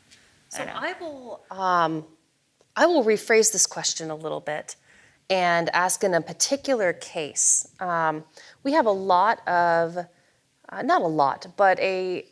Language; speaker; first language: English; native; English